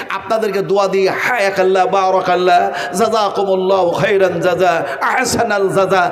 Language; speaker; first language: Bangla; non-native, local second language; Urdu